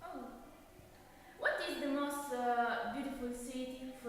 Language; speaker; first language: English; non-native, learner; Italian